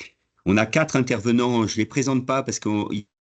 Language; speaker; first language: French; native; French